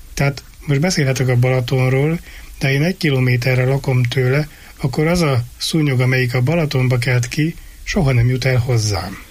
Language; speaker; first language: Hungarian; native; Hungarian